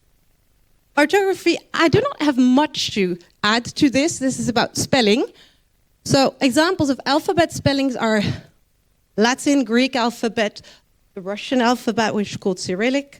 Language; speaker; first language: English; non-native, fluent; Dutch